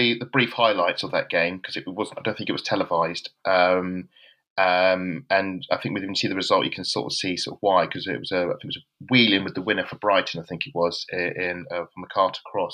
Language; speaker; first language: English; native; English